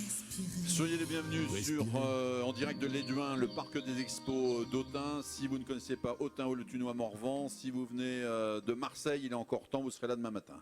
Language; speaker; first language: French; native; French